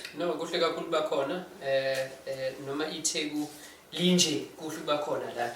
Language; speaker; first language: Zulu; non-native, local second language; English